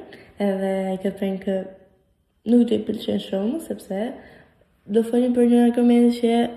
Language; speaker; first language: Albanian; early bilingual, heritage; Albanian